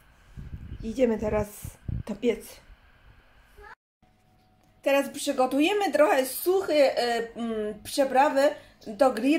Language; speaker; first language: Polish; non-native, learner; Chinese